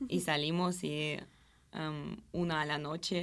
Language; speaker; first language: Spanish; non-native, learner; Russian